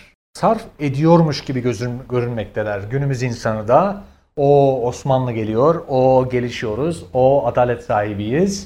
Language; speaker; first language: Turkish; native; Turkish